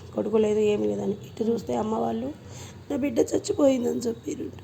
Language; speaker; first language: Telugu; native; Telugu